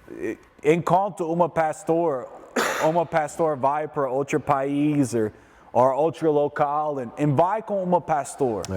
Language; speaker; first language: Portuguese; non-native, learner; English